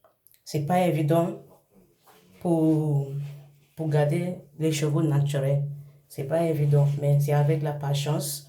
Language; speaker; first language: French; non-native, learner; English